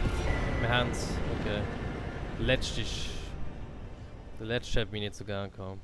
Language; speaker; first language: German; native; German